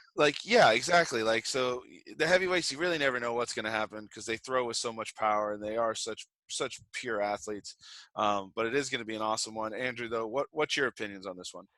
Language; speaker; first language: English; native; English